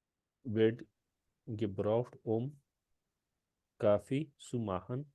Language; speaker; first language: German; non-native, learner; Urdu